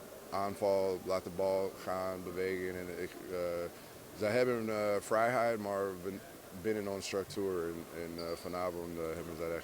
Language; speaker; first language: Dutch; non-native, fluent; English